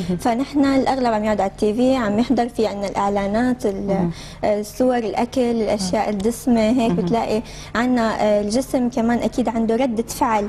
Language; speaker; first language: Arabic; native; Arabic